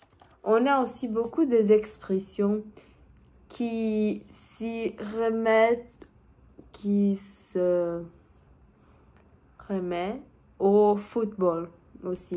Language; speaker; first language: French; non-native, learner; Portuguese